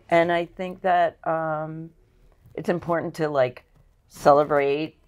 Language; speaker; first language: English; native; English